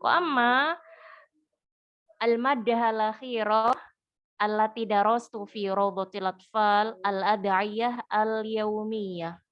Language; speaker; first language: Arabic; non-native, fluent; Indonesian